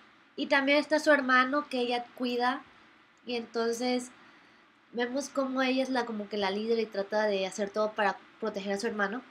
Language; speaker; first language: Spanish; native; Spanish